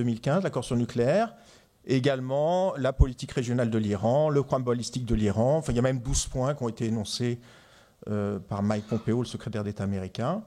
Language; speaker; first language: French; native; French